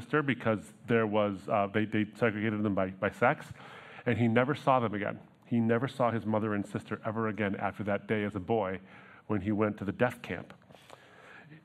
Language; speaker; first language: English; native; English